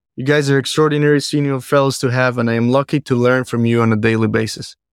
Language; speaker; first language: English; non-native, fluent; Spanish